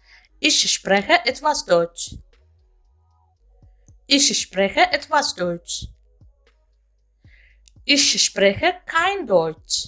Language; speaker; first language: German; non-native, fluent; Amharic